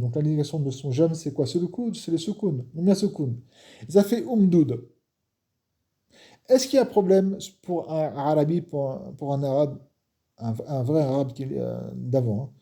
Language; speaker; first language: French; non-native, fluent; Arabic